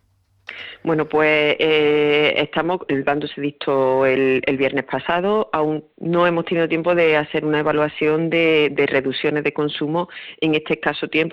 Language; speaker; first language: Spanish; native; Spanish